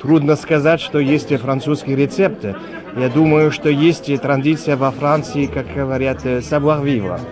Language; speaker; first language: Russian; non-native, fluent; French